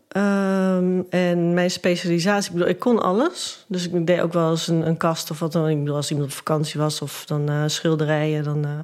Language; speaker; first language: Dutch; native; Dutch